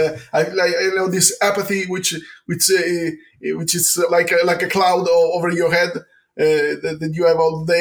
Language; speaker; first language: English; non-native, fluent; Italian